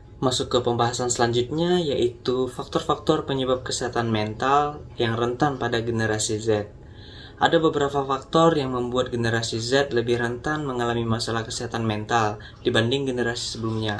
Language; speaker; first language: Indonesian; native; Indonesian